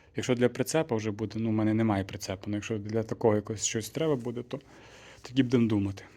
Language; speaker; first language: Ukrainian; native; Ukrainian